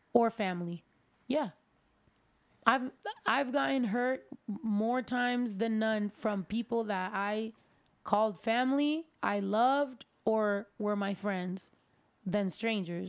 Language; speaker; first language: English; early bilingual, other home language; Spanish